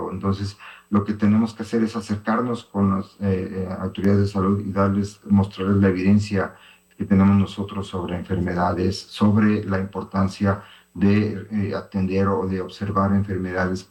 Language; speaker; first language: Spanish; native; Spanish